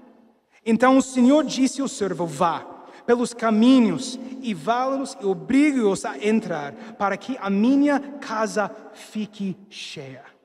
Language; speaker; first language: Portuguese; non-native, fluent; English